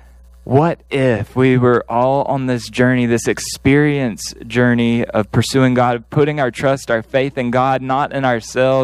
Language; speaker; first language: English; native; English